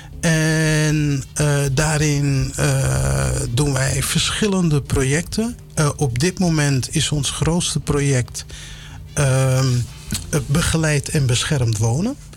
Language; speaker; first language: Dutch; early bilingual, other home language; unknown